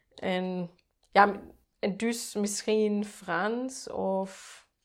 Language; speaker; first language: English; non-native, fluent; German